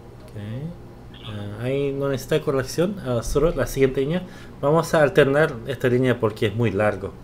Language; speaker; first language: Spanish; non-native, fluent; Korean